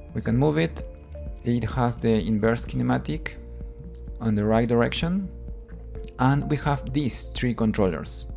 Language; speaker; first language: English; non-native, fluent; Spanish